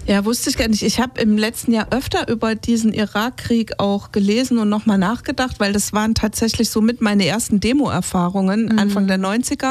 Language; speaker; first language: German; native; German